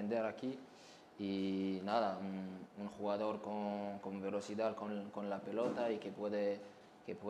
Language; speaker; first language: Spanish; non-native, learner; French